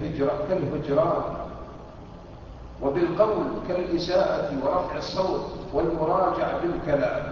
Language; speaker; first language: Arabic; native; Arabic